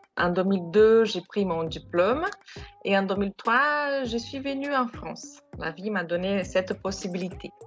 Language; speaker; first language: French; non-native, fluent; Portuguese